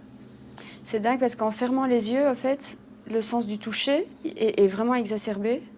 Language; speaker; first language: French; native; French